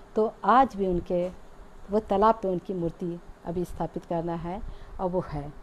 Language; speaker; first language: Hindi; native; Hindi